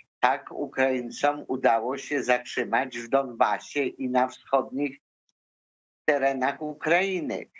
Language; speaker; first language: Polish; native; Polish